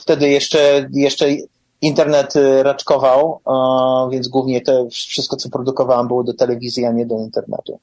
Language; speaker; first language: Polish; early bilingual, heritage; English